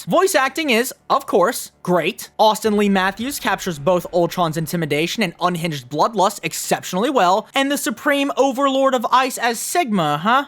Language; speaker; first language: English; native; English